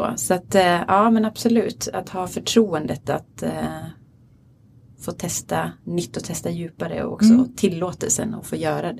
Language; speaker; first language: Swedish; native; Swedish